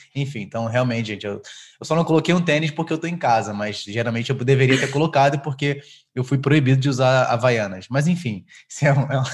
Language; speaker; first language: Portuguese; native; Portuguese